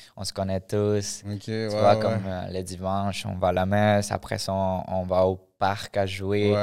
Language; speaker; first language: French; early bilingual, other home language; Spanish